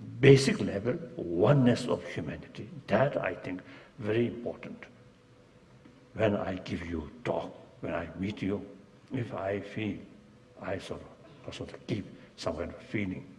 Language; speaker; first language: English; non-native, learner; Tibetan